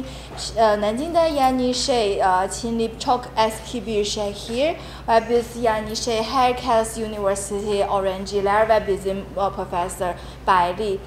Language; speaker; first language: Turkish; non-native, learner; Chinese